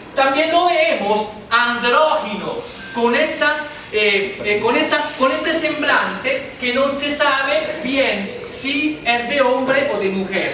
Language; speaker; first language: Spanish; non-native, fluent; Italian